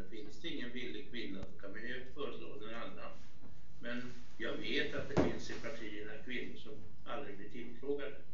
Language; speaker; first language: Swedish; native; Swedish